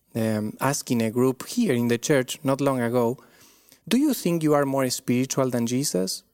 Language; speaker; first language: English; non-native, fluent; Spanish